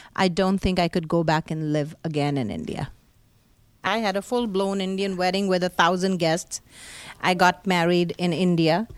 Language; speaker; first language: English; non-native, local second language; Hindi